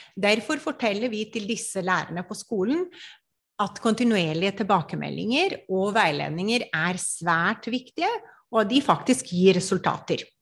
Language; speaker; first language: Norwegian; non-native, fluent; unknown